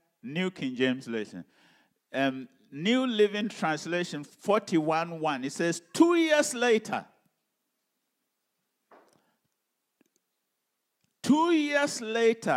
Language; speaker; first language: English; non-native, local second language; Hausa